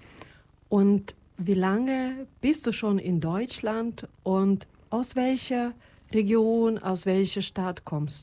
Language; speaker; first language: German; non-native, fluent; Russian